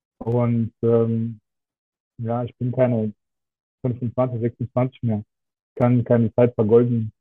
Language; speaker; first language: German; non-native, fluent; Russian